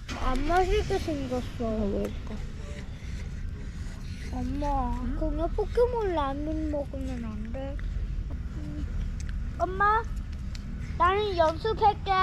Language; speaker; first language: Korean; early bilingual, heritage; Korean